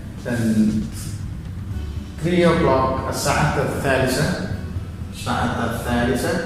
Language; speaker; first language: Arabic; non-native, fluent; Malayalam